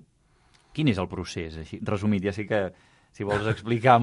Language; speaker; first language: Catalan; native; Catalan